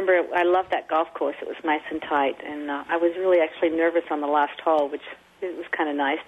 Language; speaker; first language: English; native; English